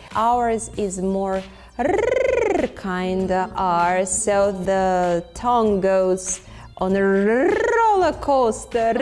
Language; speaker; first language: English; non-native, fluent; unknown